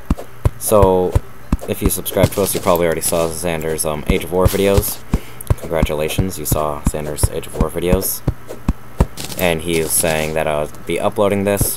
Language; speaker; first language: English; native; English